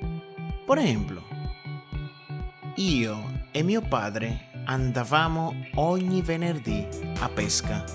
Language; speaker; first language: Italian; non-native, fluent; Spanish